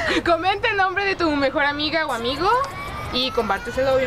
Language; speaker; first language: Spanish; native; Spanish